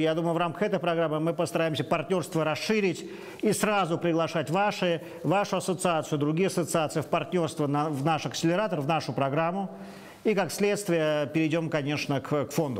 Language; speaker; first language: Russian; native; Russian